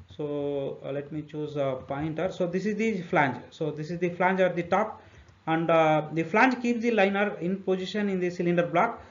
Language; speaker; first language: English; non-native, local second language; Telugu